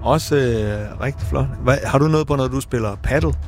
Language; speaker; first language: Danish; native; Danish